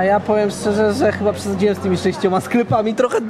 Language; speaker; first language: Polish; native; Polish